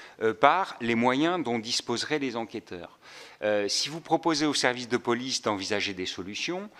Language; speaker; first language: French; native; French